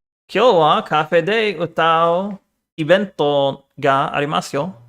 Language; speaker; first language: Japanese; non-native, learner; English